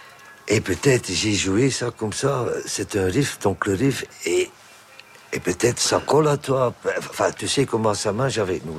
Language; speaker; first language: French; non-native, local second language; Dutch